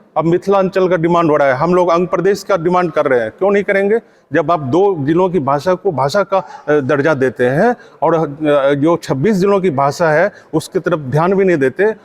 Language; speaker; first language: Hindi; non-native, local second language; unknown